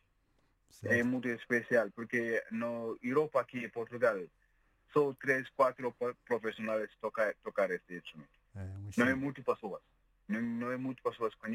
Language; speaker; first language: Portuguese; non-native, learner; Mandingo